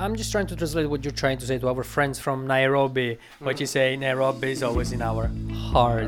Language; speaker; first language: English; non-native, fluent; Italian